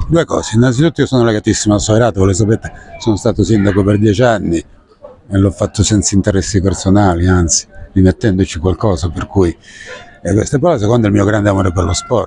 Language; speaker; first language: Italian; native; Italian